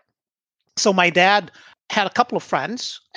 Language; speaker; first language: English; early bilingual, other home language; Vietnamese